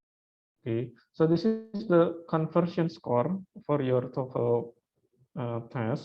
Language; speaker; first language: English; non-native, fluent; Indonesian